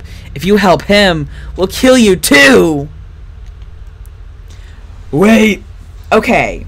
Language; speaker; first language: English; native; English